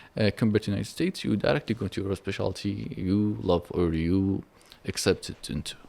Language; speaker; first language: English; non-native, fluent; Arabic